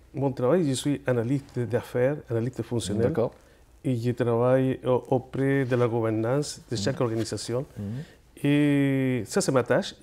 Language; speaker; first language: French; non-native, fluent; Spanish